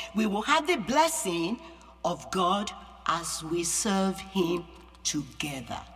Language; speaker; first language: English; non-native, local second language; Yoruba